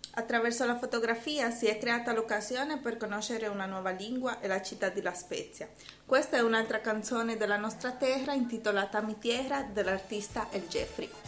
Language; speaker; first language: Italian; non-native, fluent; Spanish